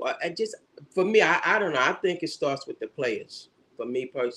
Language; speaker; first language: English; native; English